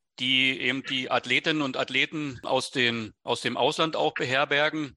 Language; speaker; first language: German; native; German